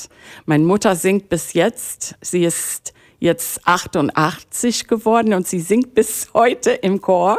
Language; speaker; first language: German; non-native, fluent; English